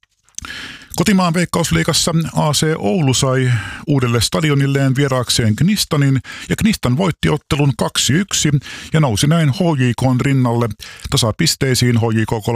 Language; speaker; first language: Finnish; native; Finnish